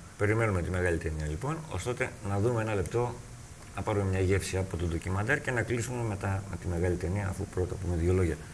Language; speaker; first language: Greek; native; Greek